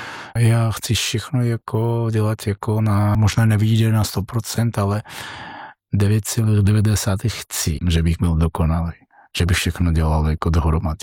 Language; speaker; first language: Czech; non-native, learner; Georgian